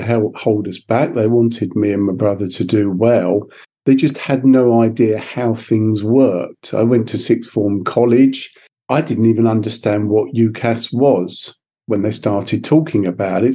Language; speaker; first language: English; native; English